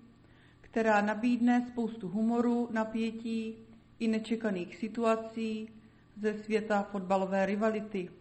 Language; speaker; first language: Czech; native; Czech